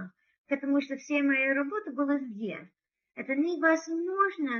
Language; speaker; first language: Russian; non-native, learner; English